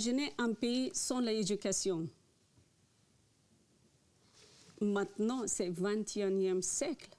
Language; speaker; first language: French; non-native, learner; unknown